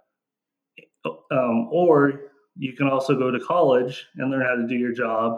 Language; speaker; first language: English; native; English